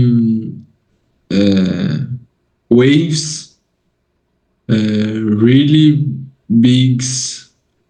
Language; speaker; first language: English; non-native, learner; Portuguese